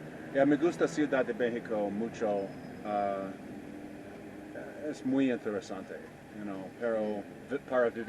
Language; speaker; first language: Spanish; non-native, learner; English